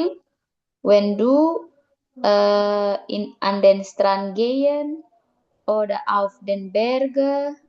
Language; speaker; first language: German; non-native, learner; Indonesian